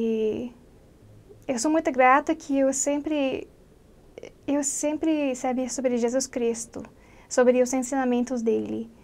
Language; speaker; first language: Portuguese; non-native, fluent; English